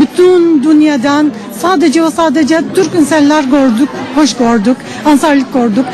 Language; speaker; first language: Turkish; non-native, learner; Arabic